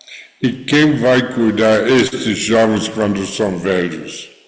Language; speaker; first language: Portuguese; non-native, fluent; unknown